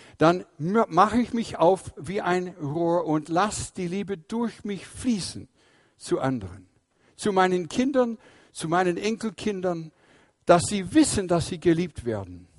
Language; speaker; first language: German; non-native, fluent; English